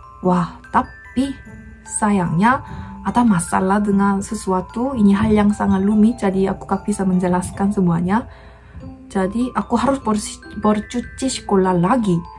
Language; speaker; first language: Indonesian; non-native, fluent; Korean